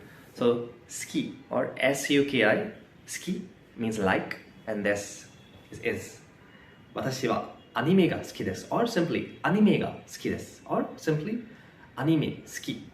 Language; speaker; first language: Japanese; non-native, fluent; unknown